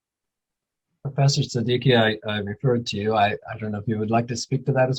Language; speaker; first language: English; native; English